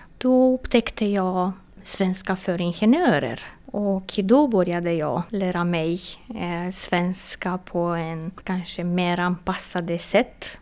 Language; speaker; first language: Swedish; non-native, fluent; Romanian